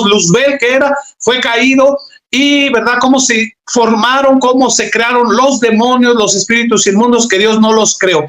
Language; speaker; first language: Spanish; native; Spanish